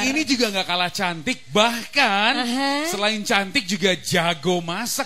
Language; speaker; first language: Indonesian; native; Indonesian